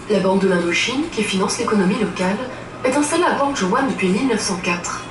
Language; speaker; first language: French; native; French